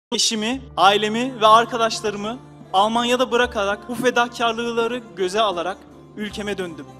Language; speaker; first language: Turkish; early bilingual, heritage; Turkish